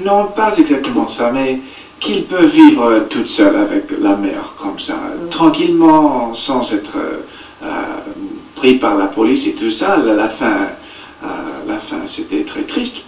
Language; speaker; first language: French; non-native, learner; English